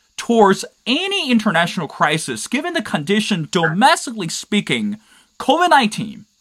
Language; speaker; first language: English; non-native, fluent; Chinese